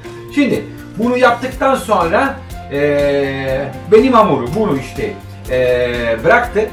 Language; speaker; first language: Turkish; non-native, fluent; Italian